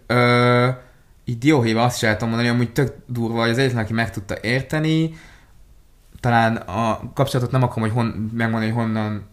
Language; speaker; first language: Hungarian; early bilingual, other home language; Hebrew